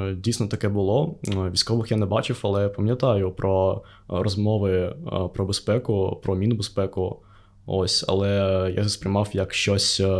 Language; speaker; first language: Ukrainian; non-native, local second language; Russian